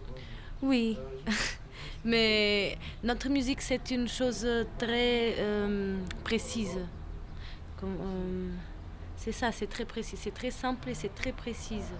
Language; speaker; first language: French; non-native, fluent; Portuguese